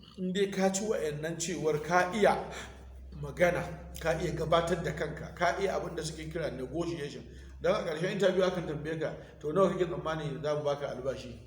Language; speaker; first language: Hausa; native; Hausa